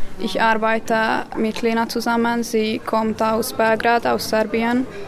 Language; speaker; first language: German; non-native, learner; Hungarian